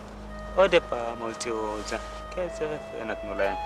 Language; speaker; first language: Hebrew; non-native, learner; Amharic